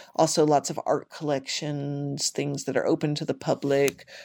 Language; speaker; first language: English; native; English